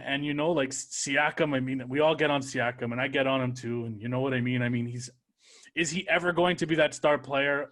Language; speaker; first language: English; native; English